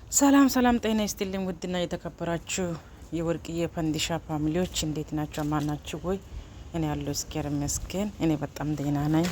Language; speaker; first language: Amharic; non-native, local second language; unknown